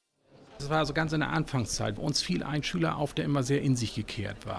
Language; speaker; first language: German; native; German